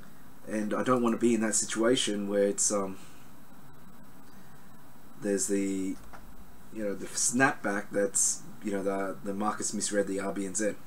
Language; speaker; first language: English; native; English